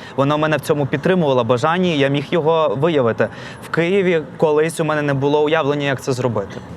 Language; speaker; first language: Ukrainian; non-native, local second language; Russian